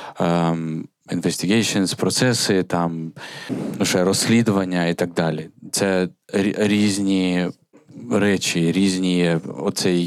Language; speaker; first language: Ukrainian; native; Ukrainian